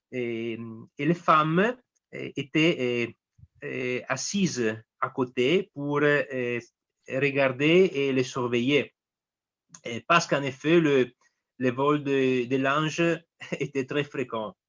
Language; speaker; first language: French; non-native, fluent; Italian